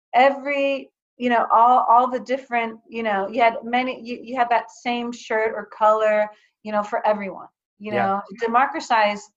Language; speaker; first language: English; early bilingual, other home language; Greek